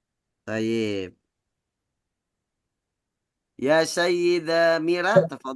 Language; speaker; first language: Arabic; non-native, fluent; Indonesian